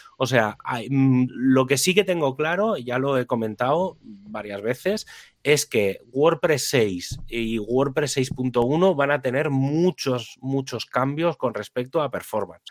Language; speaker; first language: Spanish; native; Spanish